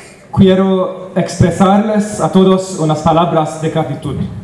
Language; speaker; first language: Spanish; non-native, learner; Arabic